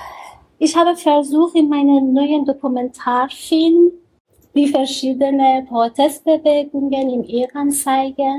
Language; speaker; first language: German; non-native, learner; Persian